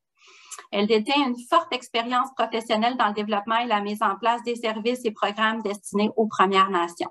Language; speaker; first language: French; native; French